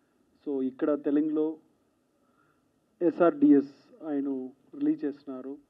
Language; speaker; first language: Telugu; non-native, learner; Tamil